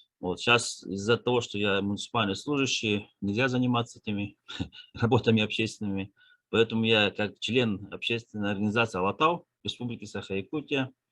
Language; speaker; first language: Russian; native; Russian